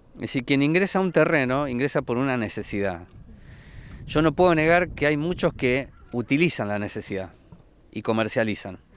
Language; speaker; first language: Spanish; native; Spanish